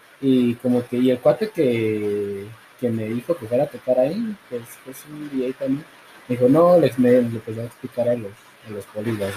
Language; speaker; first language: Spanish; native; Spanish